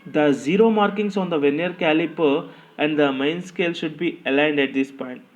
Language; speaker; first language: English; non-native, local second language; Telugu